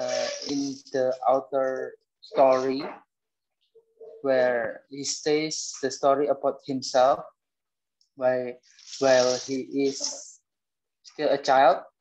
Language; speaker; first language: English; non-native, learner; Indonesian